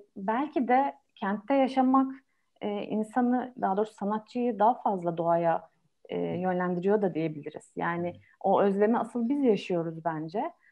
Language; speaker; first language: Turkish; native; Turkish